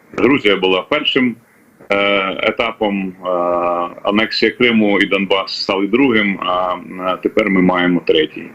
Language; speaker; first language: Ukrainian; native; Ukrainian